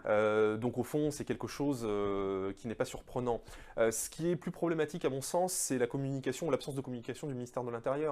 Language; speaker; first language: French; native; French